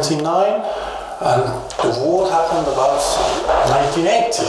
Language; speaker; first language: English; non-native, fluent; Persian